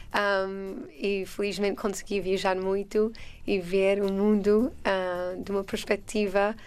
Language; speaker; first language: Portuguese; non-native, fluent; English